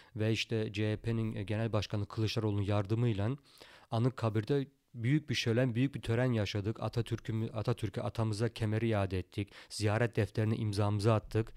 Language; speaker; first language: Turkish; early bilingual, heritage; Turkish